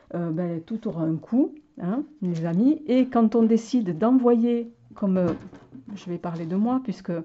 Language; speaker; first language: French; native; French